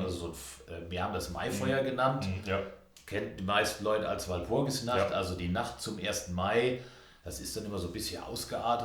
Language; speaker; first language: German; native; German